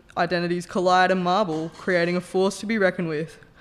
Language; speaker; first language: English; native; English